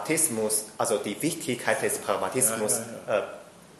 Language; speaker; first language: German; non-native, fluent; Chinese